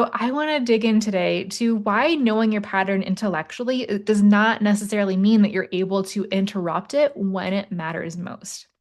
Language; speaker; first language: English; native; English